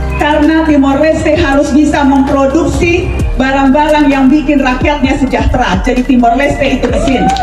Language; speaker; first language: Indonesian; native; Indonesian